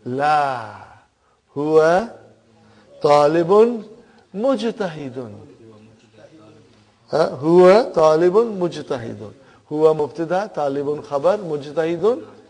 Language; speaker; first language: Arabic; non-native, fluent; Urdu